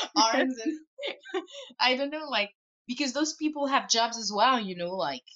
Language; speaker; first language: English; non-native, fluent; French